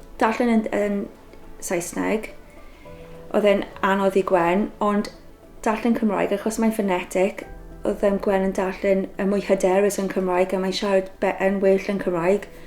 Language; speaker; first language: Welsh; non-native, local second language; English